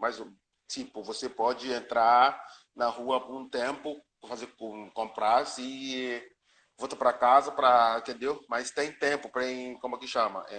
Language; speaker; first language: Portuguese; non-native, learner; Yoruba